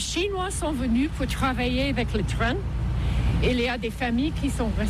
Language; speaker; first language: French; non-native, learner; English